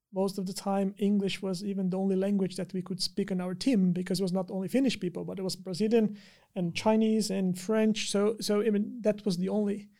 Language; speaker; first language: English; non-native, fluent; Portuguese